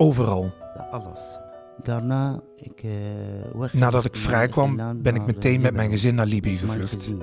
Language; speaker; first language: Dutch; non-native, learner; Arabic